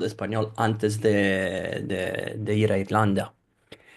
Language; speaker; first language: Spanish; non-native, fluent; Italian